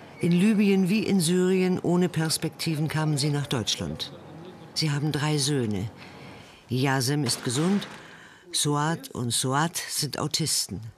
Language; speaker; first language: German; native; German